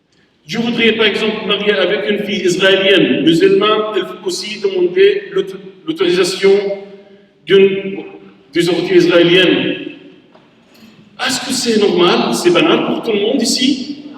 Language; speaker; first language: French; non-native, learner; Arabic